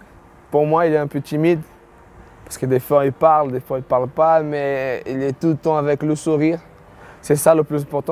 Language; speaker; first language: French; non-native, fluent; Portuguese